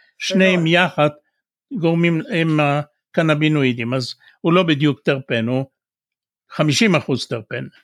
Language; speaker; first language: Hebrew; non-native, fluent; Bulgarian